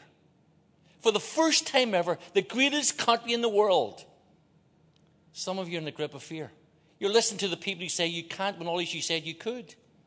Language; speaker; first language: English; native; English